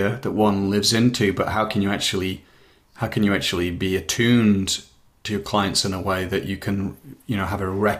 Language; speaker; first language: English; native; English